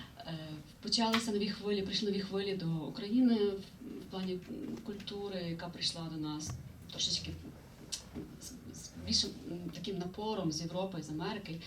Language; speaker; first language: Ukrainian; native; Ukrainian